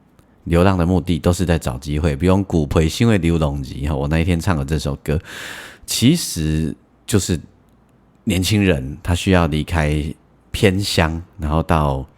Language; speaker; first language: Chinese; native; Chinese